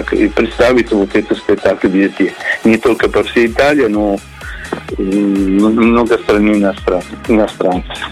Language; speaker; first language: Russian; non-native, learner; Italian